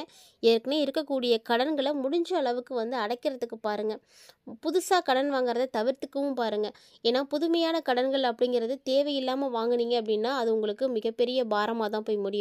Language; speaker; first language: Tamil; native; Tamil